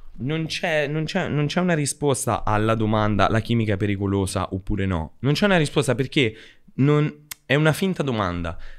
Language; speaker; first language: Italian; native; Italian